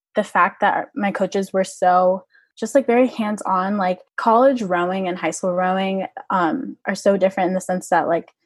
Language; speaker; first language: English; native; English